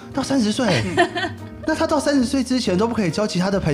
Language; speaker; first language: Chinese; native; Chinese